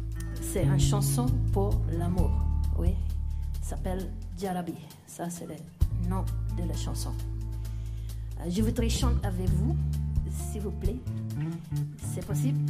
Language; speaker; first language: French; non-native, learner; English